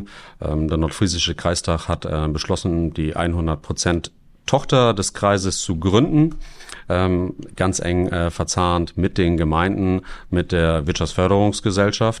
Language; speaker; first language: German; native; German